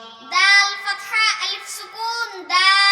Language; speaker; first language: Arabic; non-native, learner; Bangla